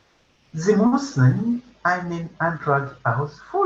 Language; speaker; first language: German; non-native, fluent; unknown